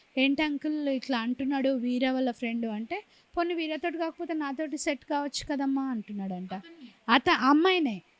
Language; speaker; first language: Telugu; native; Telugu